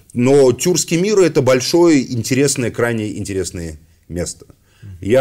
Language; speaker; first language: Russian; native; Russian